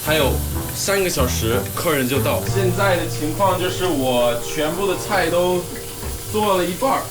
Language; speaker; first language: Chinese; non-native, local second language; English